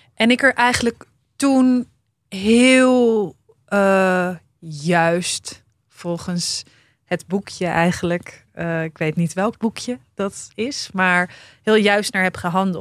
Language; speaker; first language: Dutch; native; Dutch